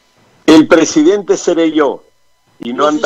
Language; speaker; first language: Spanish; native; Spanish